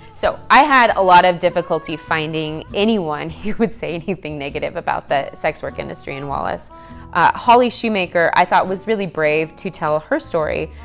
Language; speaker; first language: English; native; English